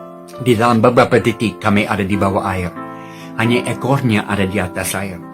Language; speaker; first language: Indonesian; non-native, fluent; English